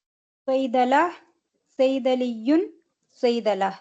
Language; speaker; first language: Arabic; non-native, learner; Tamil